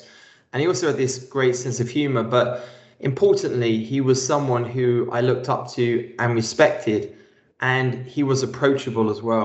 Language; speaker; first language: English; native; English